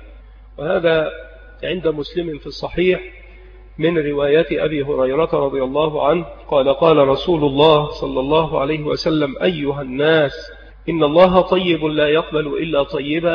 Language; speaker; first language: Arabic; native; Arabic